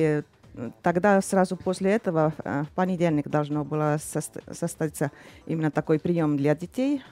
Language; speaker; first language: Russian; non-native, fluent; Finnish